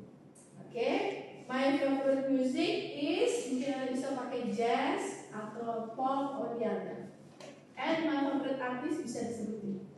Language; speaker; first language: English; non-native, fluent; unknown